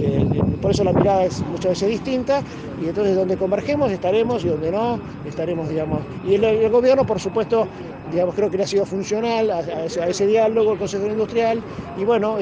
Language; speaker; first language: Spanish; native; Spanish